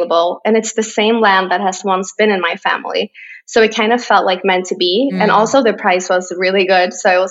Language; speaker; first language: English; non-native, fluent; Swedish